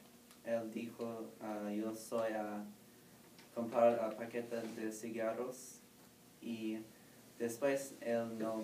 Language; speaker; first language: Spanish; non-native, learner; English